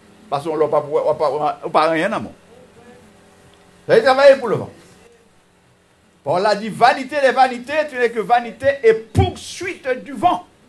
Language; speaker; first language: French; native; French